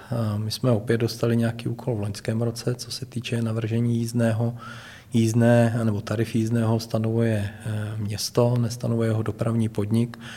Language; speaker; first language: Czech; native; Czech